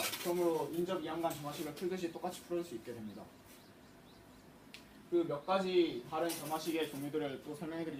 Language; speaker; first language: Korean; native; Korean